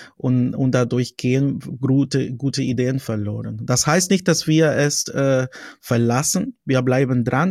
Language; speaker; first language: German; non-native, fluent; Spanish